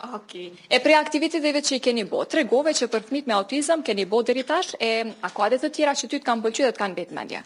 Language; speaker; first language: Albanian; native; Albanian